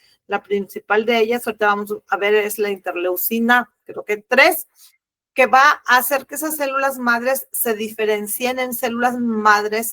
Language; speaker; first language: Spanish; native; Spanish